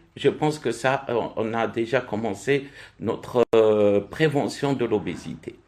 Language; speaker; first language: French; non-native, local second language; Arabic